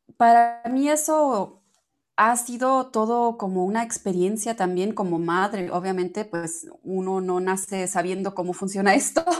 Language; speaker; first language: Spanish; non-native, fluent; German